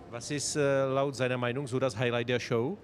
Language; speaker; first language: German; non-native, local second language; Czech